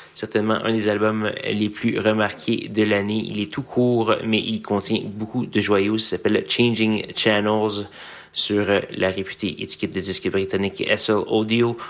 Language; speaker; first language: French; native; French